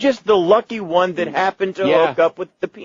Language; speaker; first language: English; native; English